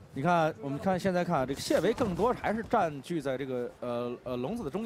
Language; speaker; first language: Chinese; native; Chinese